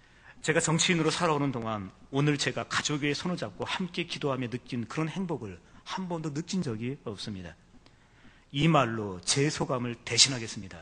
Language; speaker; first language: Korean; native; Korean